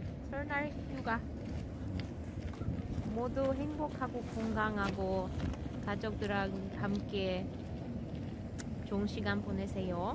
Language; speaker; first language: Korean; non-native, learner; Russian